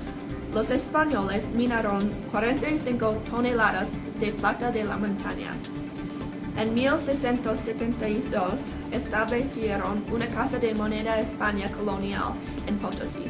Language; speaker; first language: Spanish; non-native, learner; English